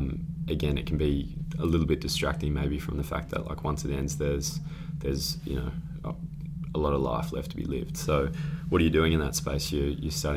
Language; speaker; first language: English; native; English